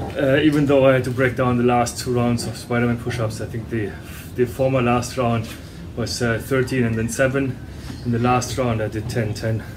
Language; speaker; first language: English; non-native, fluent; German